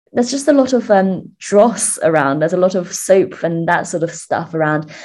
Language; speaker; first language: English; early bilingual, other home language; Chinese